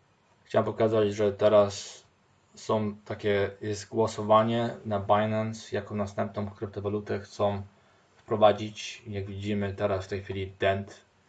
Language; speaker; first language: Polish; early bilingual, heritage; Polish